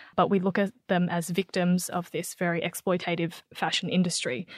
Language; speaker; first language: English; native; English